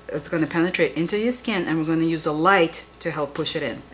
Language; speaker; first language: English; non-native, fluent; Russian